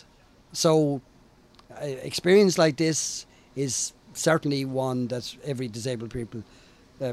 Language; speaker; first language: English; native; English